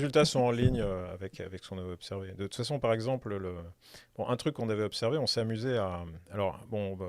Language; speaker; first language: French; native; French